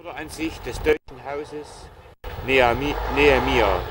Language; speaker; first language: German; native; German